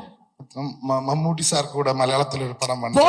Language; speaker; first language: Tamil; non-native, learner; Malayalam